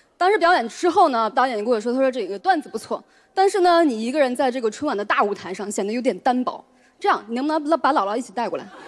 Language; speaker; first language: Chinese; native; Chinese